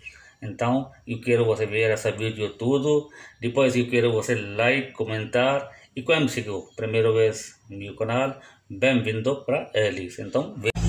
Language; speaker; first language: Portuguese; non-native, learner; Hindi